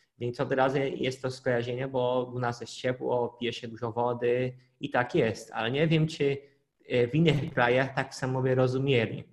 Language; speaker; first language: Polish; non-native, fluent; Portuguese